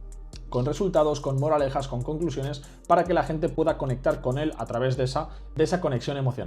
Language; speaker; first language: Spanish; native; Spanish